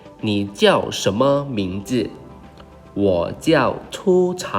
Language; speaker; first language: Chinese; non-native, fluent; Thai